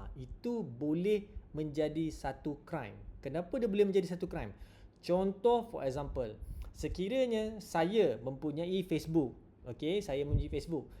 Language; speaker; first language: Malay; native; Malay